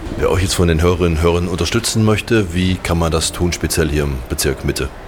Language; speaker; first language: German; native; German